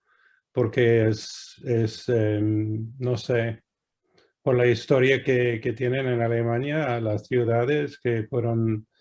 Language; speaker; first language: Spanish; non-native, fluent; English